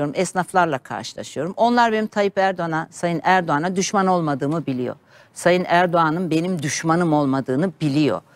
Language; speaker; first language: Turkish; native; Turkish